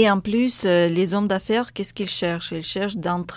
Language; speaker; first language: French; non-native, fluent; Russian